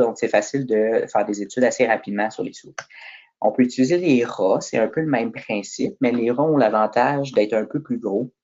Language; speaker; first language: French; native; French